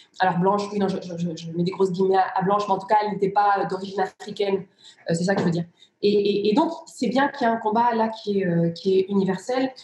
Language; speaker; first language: French; early bilingual, other home language; Riffian